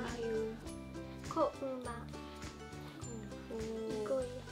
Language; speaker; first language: Korean; non-native, fluent; Japanese